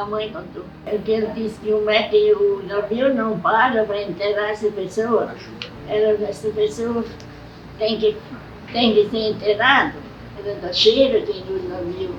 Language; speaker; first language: Portuguese; non-native, local second language; German